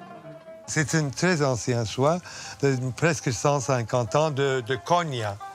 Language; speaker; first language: French; non-native, learner; Turkish